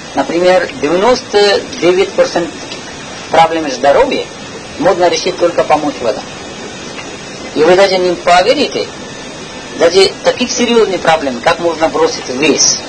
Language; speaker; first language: Russian; non-native, learner; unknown